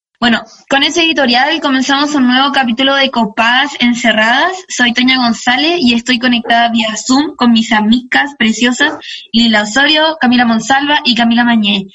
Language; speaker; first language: Spanish; native; Spanish